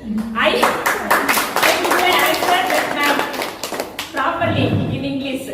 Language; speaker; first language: English; non-native, learner; Tamil